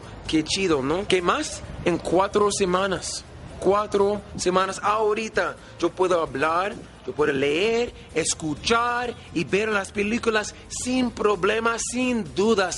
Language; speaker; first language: Spanish; non-native, learner; English